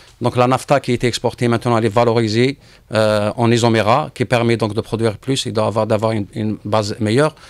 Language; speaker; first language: French; non-native, local second language; Arabic